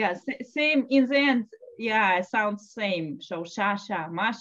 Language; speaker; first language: English; non-native, fluent; Russian